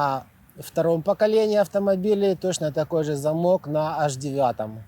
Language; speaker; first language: Russian; native; Russian